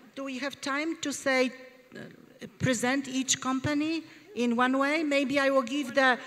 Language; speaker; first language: English; non-native, fluent; Polish